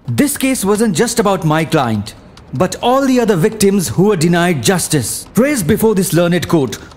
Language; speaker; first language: Nepali; native; Nepali